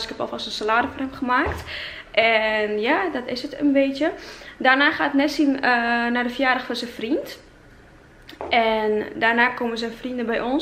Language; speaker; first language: Dutch; native; Dutch